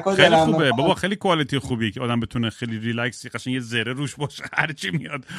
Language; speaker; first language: Persian; native; Persian